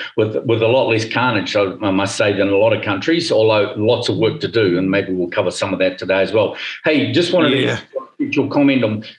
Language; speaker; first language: English; native; English